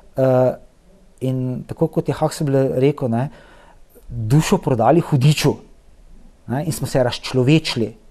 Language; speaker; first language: Slovenian; native; Slovenian